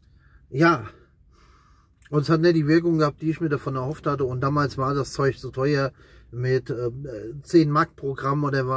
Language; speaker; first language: German; native; German